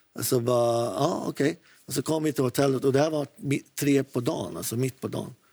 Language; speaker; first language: Swedish; non-native, fluent; Arabic